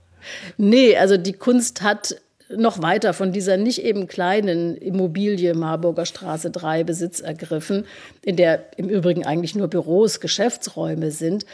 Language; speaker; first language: German; native; German